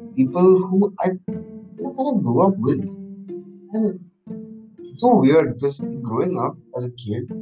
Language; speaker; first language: English; non-native, local second language; Malayalam